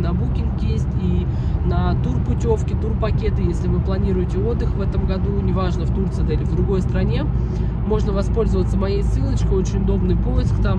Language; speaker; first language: Russian; native; Russian